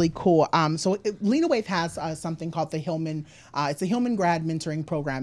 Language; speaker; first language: English; native; English